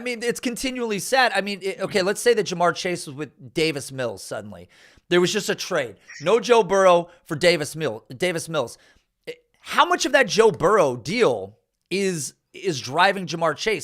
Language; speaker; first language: English; native; English